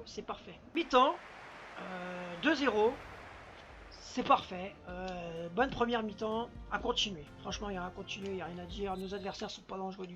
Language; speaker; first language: French; native; French